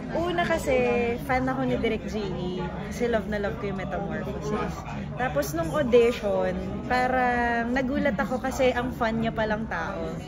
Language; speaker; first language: Filipino; native; Filipino